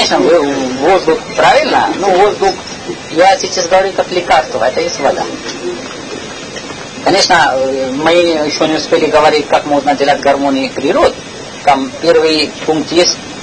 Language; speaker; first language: Russian; non-native, learner; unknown